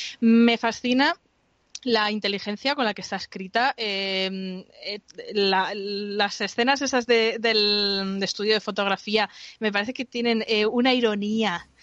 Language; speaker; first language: Spanish; native; Spanish